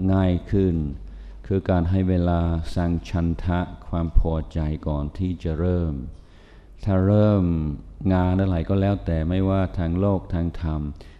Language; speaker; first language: Thai; non-native, fluent; English